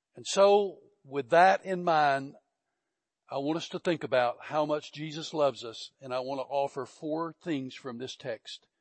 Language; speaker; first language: English; native; English